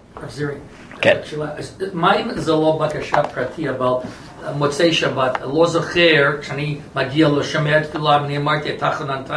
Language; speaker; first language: Hebrew; non-native, fluent; English